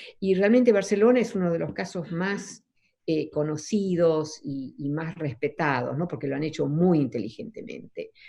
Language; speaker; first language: Spanish; early bilingual, other home language; Dutch